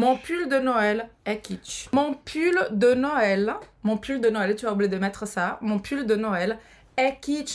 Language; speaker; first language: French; non-native, fluent; Portuguese